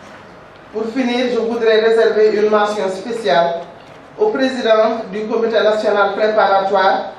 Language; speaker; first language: French; non-native, local second language; Wolof